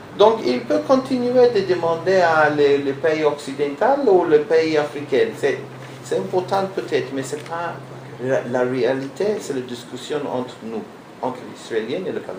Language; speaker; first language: French; non-native, learner; Hebrew